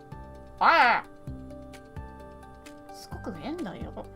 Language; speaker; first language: Japanese; non-native, learner; English